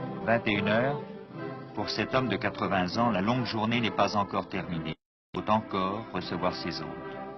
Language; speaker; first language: French; native; French